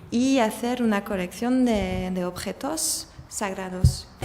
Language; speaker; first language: Spanish; non-native, learner; French